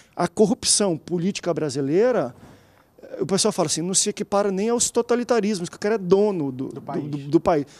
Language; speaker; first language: Portuguese; native; Portuguese